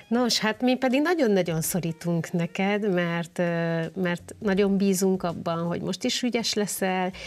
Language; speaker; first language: Hungarian; native; Hungarian